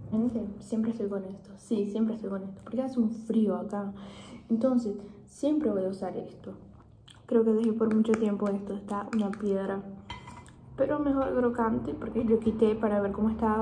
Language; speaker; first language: Spanish; non-native, fluent; Portuguese